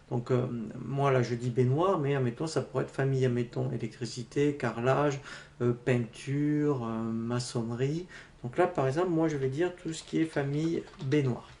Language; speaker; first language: French; native; French